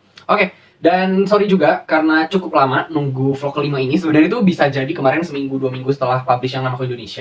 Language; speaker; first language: Indonesian; native; Indonesian